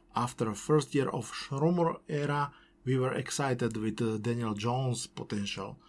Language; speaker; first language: English; non-native, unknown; Slovak